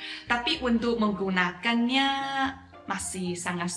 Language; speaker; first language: Indonesian; non-native, fluent; Chinese